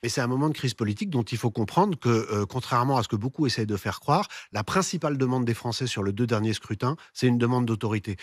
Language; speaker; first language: French; native; French